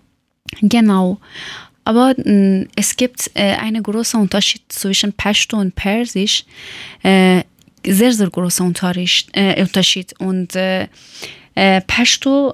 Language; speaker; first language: German; non-native, learner; Persian